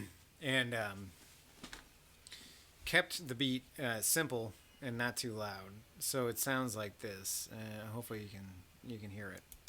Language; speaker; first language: English; native; English